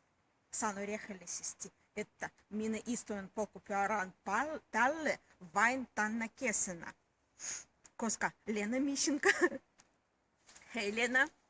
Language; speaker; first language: Finnish; non-native, learner; Russian